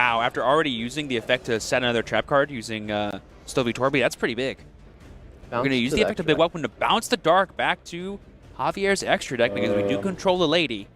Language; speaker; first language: English; native; English